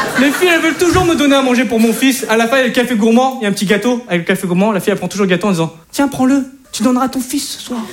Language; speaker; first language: French; native; French